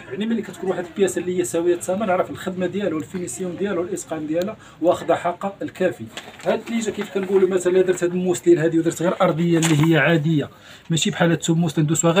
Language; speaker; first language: Arabic; native; Arabic